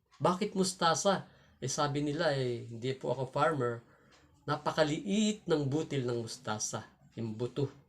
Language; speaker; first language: Filipino; non-native, local second language; Cebuano